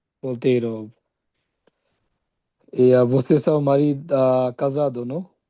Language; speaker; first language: Portuguese; non-native, learner; Bangla